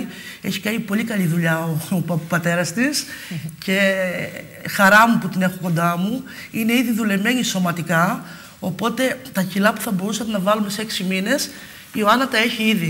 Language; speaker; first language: Greek; native; Greek